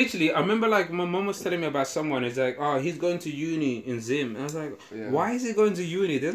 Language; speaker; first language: English; non-native, local second language; Shona